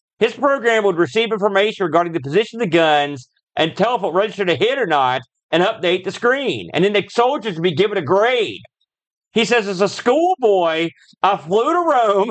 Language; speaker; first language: English; native; English